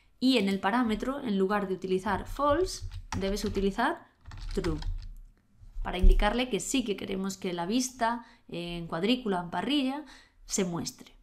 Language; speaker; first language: Spanish; native; Spanish